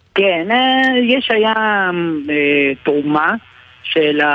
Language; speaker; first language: Hebrew; non-native, fluent; Spanish